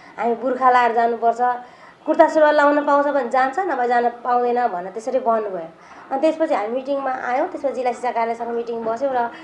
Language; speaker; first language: Nepali; native; Nepali